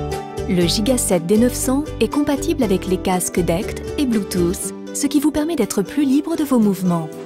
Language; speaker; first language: French; native; French